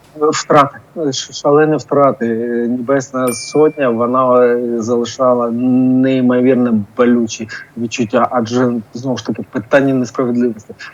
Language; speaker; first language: Ukrainian; non-native, local second language; Russian